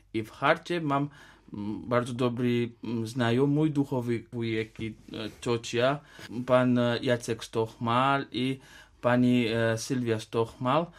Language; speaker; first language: Polish; non-native, learner; Georgian